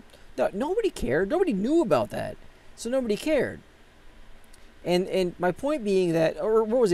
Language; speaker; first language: English; native; English